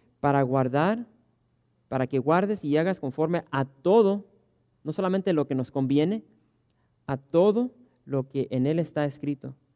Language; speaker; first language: Spanish; early bilingual, heritage; Spanish